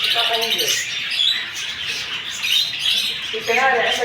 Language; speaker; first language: Arabic; non-native, learner; Indonesian